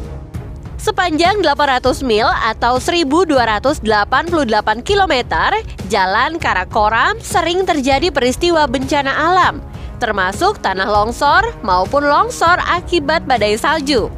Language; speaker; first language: Indonesian; native; Indonesian